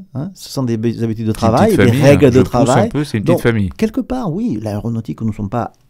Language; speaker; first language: French; native; French